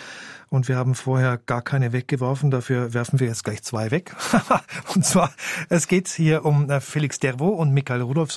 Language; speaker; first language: German; native; German